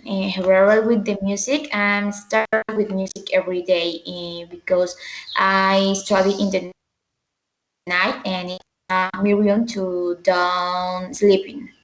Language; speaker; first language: English; non-native, learner; Spanish